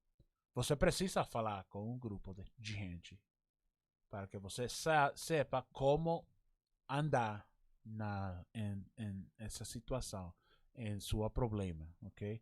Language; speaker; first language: Portuguese; non-native, learner; English